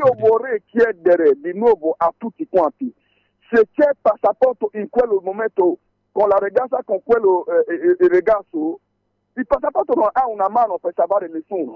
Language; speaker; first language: Italian; non-native, fluent; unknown